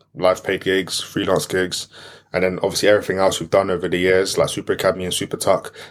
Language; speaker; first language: English; non-native, local second language; French